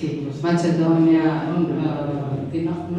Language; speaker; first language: Italian; non-native, learner; Albanian